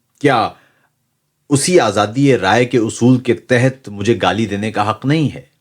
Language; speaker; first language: Urdu; native; Urdu